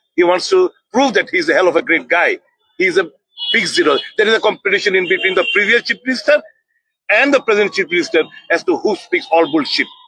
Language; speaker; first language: English; non-native, local second language; Bangla